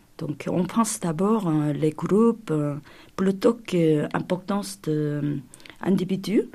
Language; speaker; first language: French; non-native, fluent; Korean